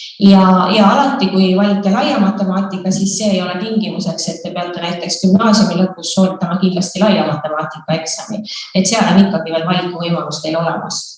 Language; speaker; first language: Estonian; native; Estonian